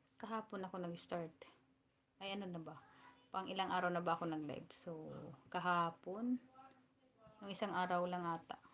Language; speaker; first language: Filipino; non-native, local second language; Waray